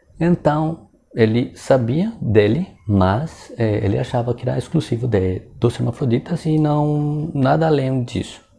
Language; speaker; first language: Portuguese; non-native, fluent; Spanish